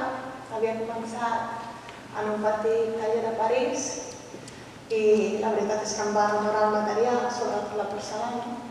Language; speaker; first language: Catalan; early bilingual, heritage; Catalan